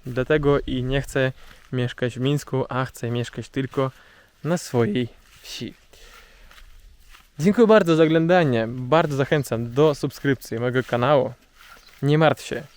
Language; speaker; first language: Polish; non-native, learner; Russian